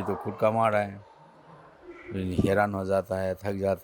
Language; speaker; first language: Hindi; non-native, local second language; Manipuri